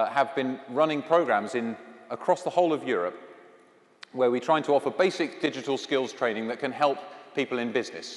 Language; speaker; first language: English; native; English